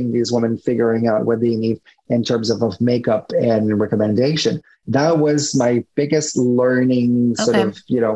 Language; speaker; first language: English; non-native, fluent; French